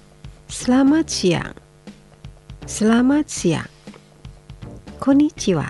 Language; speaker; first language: Japanese; non-native, fluent; Indonesian